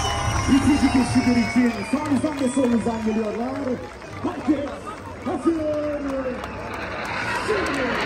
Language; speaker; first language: Turkish; native; Turkish